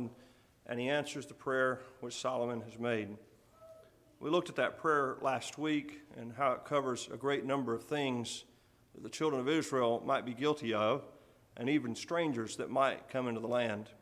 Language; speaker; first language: English; native; English